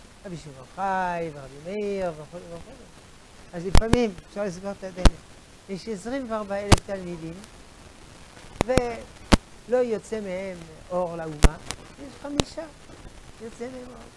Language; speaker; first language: Hebrew; non-native, fluent; French